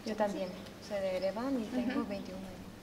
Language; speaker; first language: Spanish; non-native, fluent; Armenian